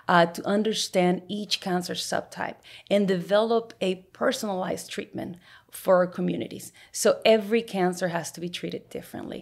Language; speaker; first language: English; native; English